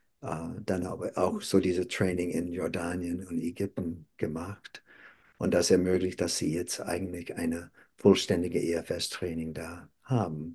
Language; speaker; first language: German; non-native, fluent; English